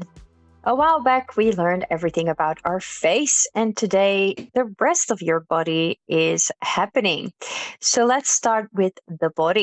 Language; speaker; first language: English; non-native, fluent; Dutch